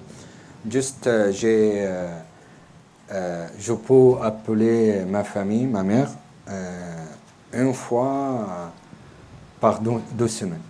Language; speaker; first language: French; non-native, learner; Arabic